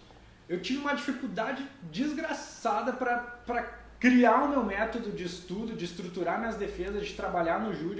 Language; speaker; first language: Portuguese; native; Portuguese